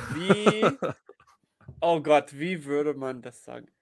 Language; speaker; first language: German; non-native, learner; English